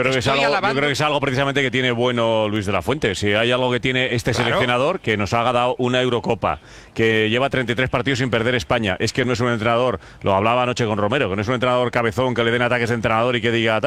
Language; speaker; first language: Spanish; native; Spanish